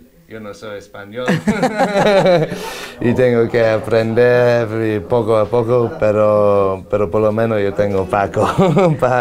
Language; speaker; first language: Spanish; non-native, learner; English